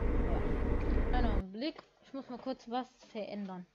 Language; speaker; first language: German; native; German